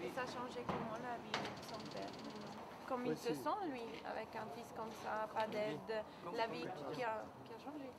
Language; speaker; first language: French; non-native, local second language; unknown